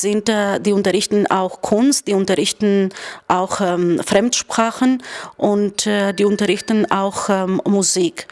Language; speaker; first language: German; non-native, fluent; Greek